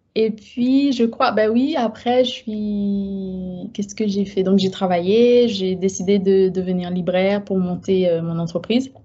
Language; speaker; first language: French; native; French